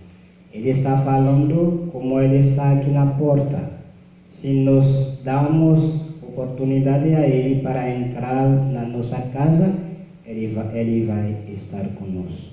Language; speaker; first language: Portuguese; non-native, learner; Haitian Creole